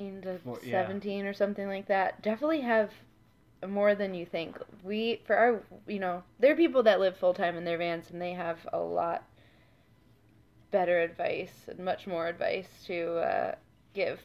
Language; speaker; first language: English; native; English